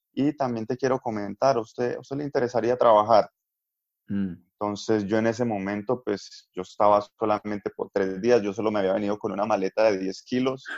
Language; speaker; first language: Spanish; native; Spanish